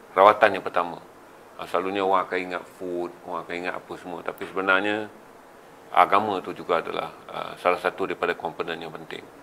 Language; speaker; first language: Malay; native; Malay